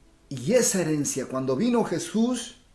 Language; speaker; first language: Spanish; native; Spanish